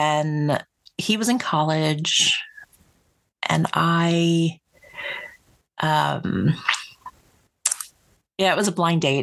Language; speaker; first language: English; native; English